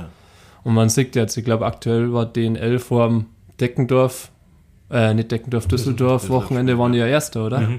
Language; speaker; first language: German; native; German